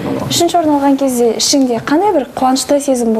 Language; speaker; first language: Kazakh; native; Kazakh